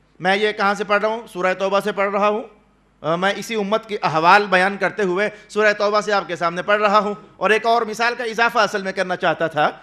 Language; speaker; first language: Urdu; non-native, local second language; Punjabi